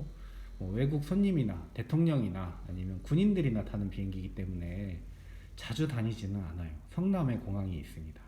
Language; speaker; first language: Korean; native; Korean